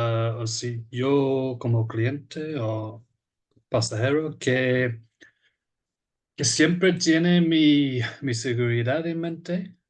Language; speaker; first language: Spanish; non-native, learner; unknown